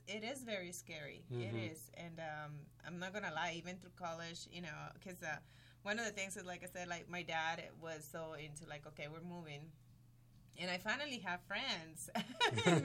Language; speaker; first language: English; non-native, fluent; Spanish